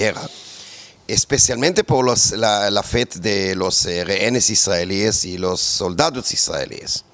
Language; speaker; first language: Spanish; non-native, fluent; Hebrew